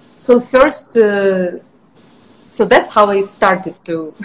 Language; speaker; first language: English; non-native, fluent; Russian